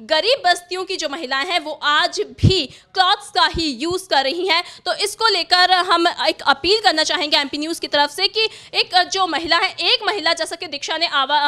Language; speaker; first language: Hindi; native; Hindi